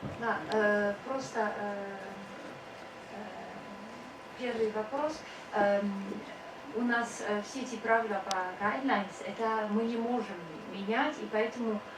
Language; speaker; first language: Russian; non-native, fluent; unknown